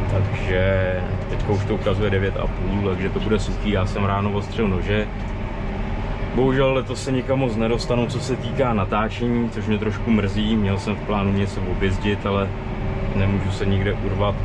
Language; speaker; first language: Czech; native; Czech